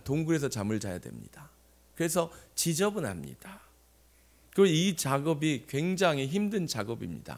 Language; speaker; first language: Korean; native; Korean